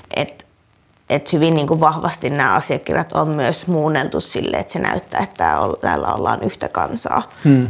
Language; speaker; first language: Finnish; native; Finnish